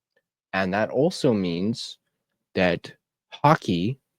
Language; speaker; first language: English; native; English